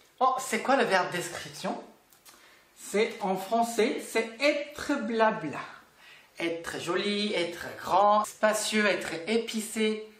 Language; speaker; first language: French; non-native, fluent; Korean